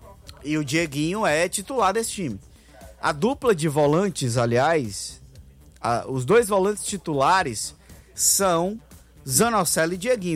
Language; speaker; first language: Portuguese; native; Portuguese